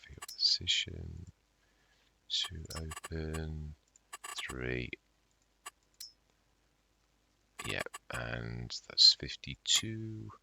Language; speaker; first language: English; native; English